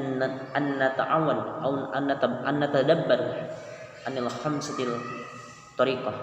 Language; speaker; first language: Arabic; non-native, learner; Indonesian